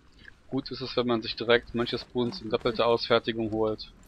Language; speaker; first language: German; native; German